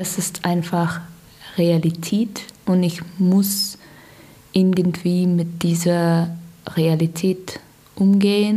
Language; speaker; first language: German; non-native, learner; Russian